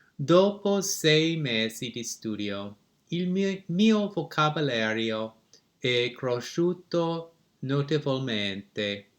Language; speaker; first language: Italian; non-native, learner; English